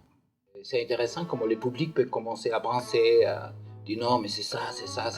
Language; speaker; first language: French; non-native, fluent; Spanish